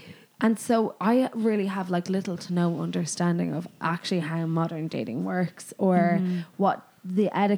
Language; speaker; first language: English; native; English